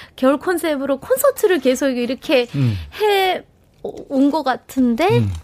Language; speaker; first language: Korean; non-native, fluent; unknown